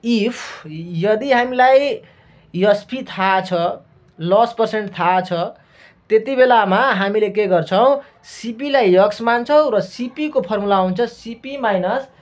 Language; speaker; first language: Nepali; non-native, local second language; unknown